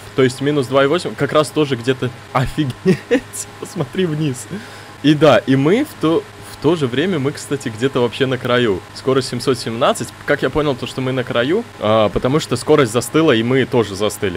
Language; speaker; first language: Russian; native; Russian